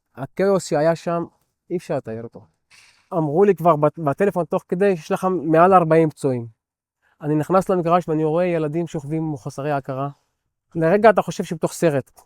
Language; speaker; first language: Hebrew; non-native, local second language; Arabic